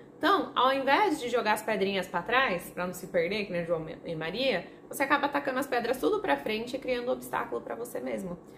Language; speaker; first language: Portuguese; non-native, fluent; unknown